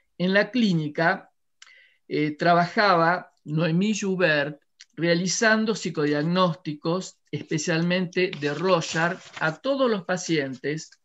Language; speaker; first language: Spanish; native; Spanish